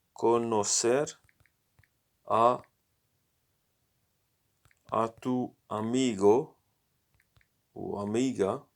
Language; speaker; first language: Spanish; non-native, learner; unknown